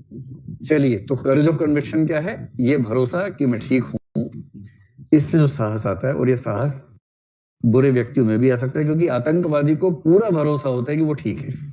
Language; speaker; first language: Hindi; native; Hindi